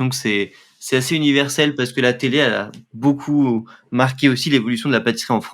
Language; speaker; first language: French; native; French